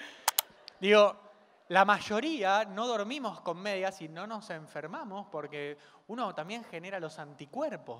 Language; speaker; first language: Spanish; native; Spanish